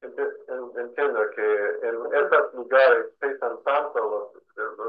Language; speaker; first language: Spanish; non-native, fluent; English